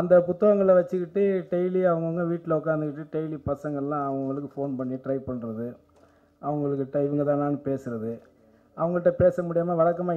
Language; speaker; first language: Tamil; native; Tamil